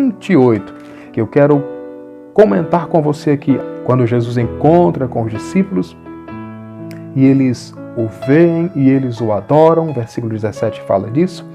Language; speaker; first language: Portuguese; native; Portuguese